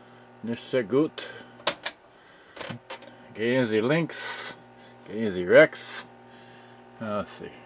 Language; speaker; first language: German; non-native, learner; English